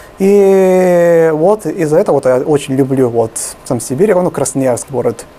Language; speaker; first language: Russian; non-native, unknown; Japanese